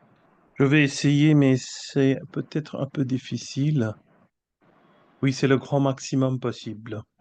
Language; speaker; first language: French; non-native, fluent; Bangla